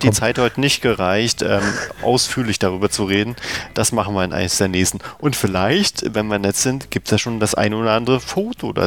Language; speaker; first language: German; native; German